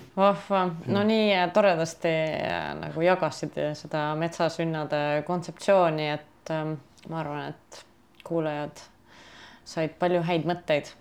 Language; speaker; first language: Estonian; native; Estonian